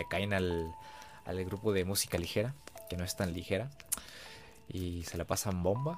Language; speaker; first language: Spanish; native; Spanish